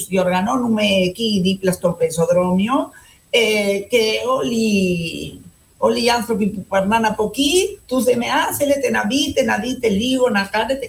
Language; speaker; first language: Greek; non-native, fluent; Spanish